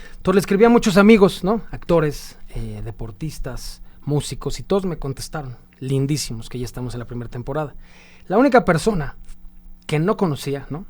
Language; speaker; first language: Spanish; native; Spanish